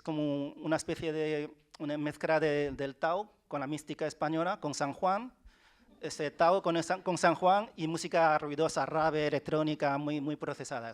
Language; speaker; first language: Spanish; early bilingual, other home language; Chinese